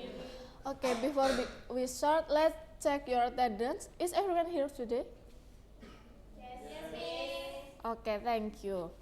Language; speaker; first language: English; non-native, learner; Indonesian